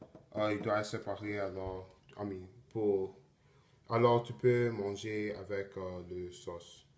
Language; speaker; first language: French; non-native, learner; English